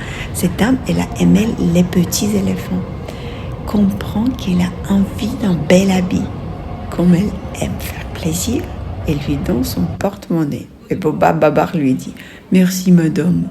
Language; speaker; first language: French; non-native, fluent; Russian